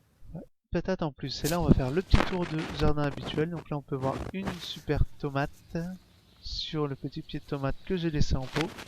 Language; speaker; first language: French; native; French